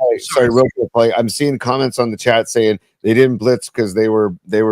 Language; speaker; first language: English; native; English